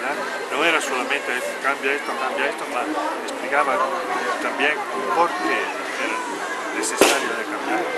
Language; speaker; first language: Spanish; non-native, learner; Italian